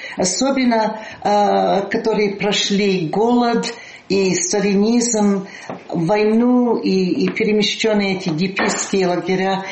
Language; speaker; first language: Russian; early bilingual, heritage; Russian